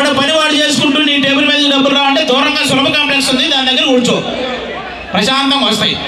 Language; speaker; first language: Telugu; native; Telugu